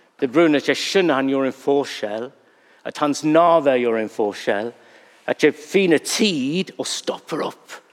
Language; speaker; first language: Norwegian; non-native, fluent; English